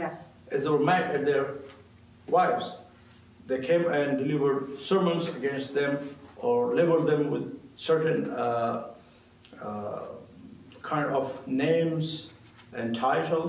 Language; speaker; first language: English; non-native, local second language; Urdu